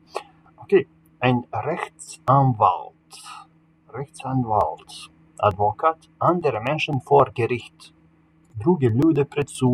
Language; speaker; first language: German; non-native, fluent; Serbian